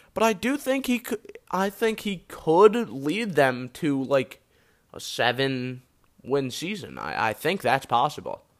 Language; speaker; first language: English; native; English